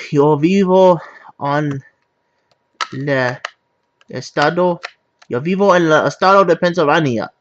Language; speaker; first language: Spanish; non-native, learner; English